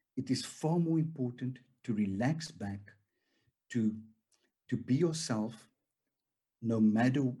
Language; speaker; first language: English; non-native, local second language; Afrikaans